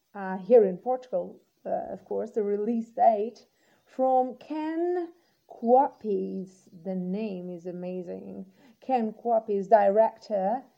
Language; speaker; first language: English; non-native, fluent; Portuguese